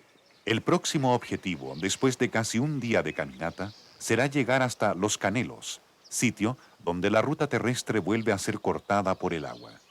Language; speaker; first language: Spanish; native; Spanish